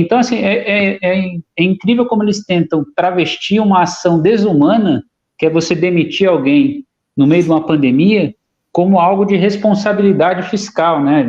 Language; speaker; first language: Portuguese; native; Portuguese